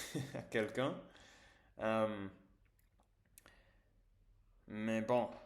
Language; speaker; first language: French; non-native, learner; English